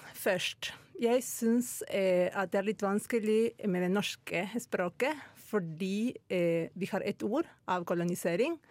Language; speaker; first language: Norwegian; non-native, fluent; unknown